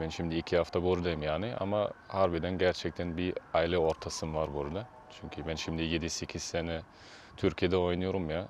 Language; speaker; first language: Turkish; early bilingual, heritage; Turkish